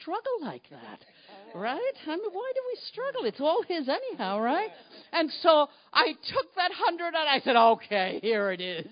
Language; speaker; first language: English; native; English